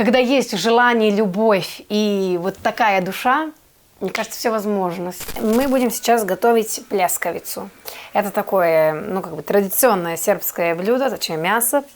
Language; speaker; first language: Russian; non-native, fluent; Serbian